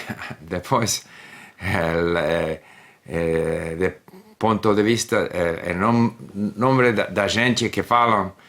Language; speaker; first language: Portuguese; non-native, learner; English